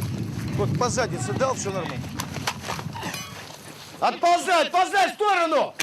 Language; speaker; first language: Russian; native; Russian